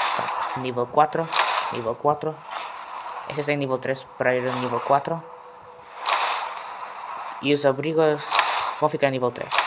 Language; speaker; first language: Portuguese; non-native, learner; Spanish